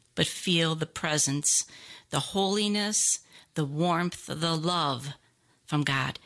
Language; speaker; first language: English; native; English